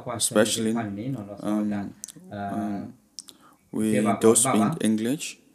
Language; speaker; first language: English; non-native, fluent; Burmese